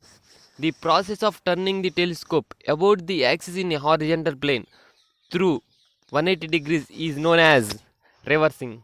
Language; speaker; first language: English; non-native, local second language; Telugu